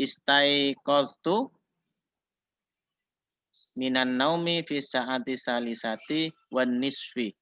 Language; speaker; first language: Arabic; non-native, fluent; Indonesian